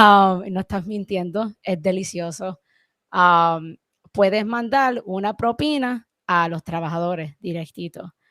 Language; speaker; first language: Spanish; early bilingual, heritage; English